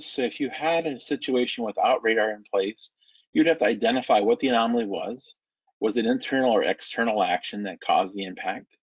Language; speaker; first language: English; native; English